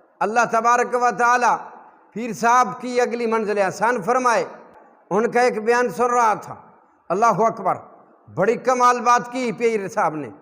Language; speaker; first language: Urdu; non-native, local second language; Punjabi